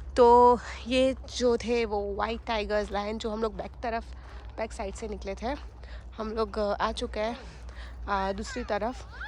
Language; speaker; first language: Hindi; native; Hindi